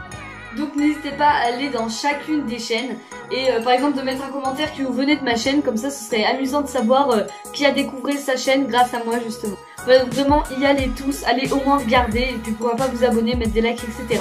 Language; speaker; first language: French; native; French